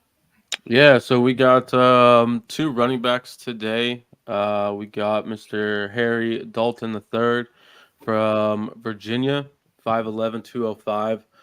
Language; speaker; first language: English; native; English